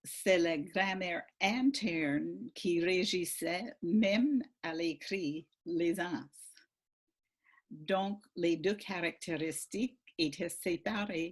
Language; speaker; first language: French; non-native, fluent; English